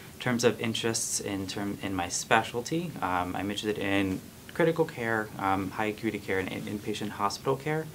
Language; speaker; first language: English; native; English